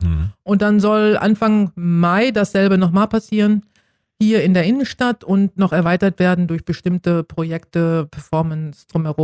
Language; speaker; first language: German; native; German